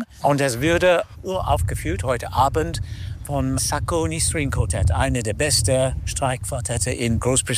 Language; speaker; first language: German; non-native, fluent; English